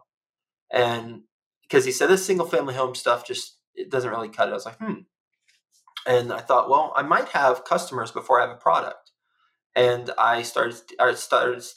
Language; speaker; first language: English; native; English